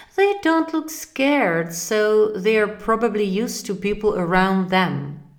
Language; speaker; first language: English; non-native, fluent; Czech